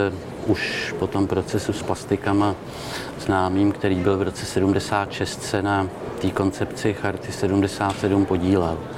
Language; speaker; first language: Czech; native; Czech